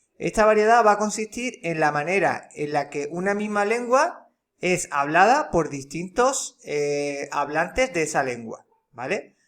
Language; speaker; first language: Spanish; native; Spanish